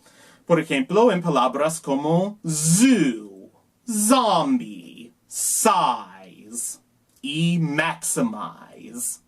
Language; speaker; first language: Spanish; non-native, learner; English